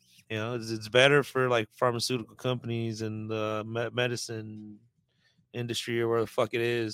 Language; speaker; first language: English; early bilingual, other home language; Spanish